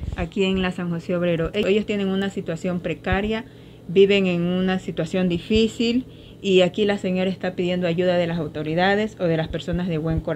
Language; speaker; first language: Spanish; native; Spanish